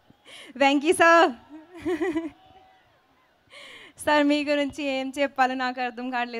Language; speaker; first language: Telugu; non-native, fluent; Hindi